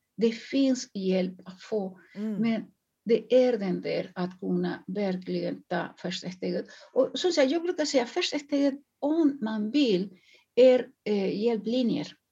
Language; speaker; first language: Swedish; non-native, fluent; Spanish